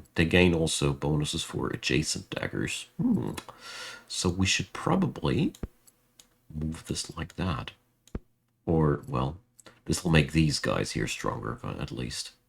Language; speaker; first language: English; non-native, fluent; German